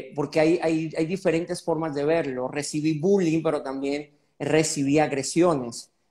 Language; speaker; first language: Spanish; native; Spanish